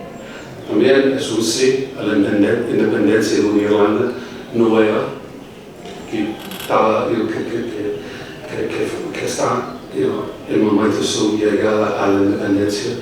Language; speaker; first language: Spanish; non-native, fluent; English